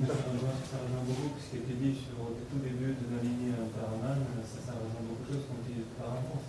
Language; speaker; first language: French; native; French